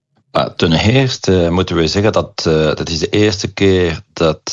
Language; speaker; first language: Dutch; non-native, local second language; French